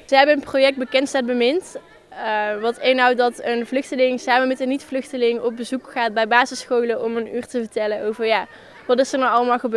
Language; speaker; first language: Dutch; native; Dutch